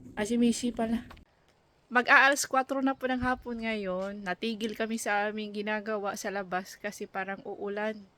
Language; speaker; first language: Filipino; non-native, local second language; Cebuano